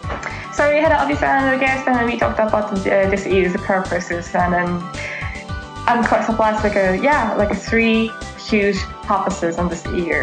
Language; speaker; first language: English; non-native, fluent; Japanese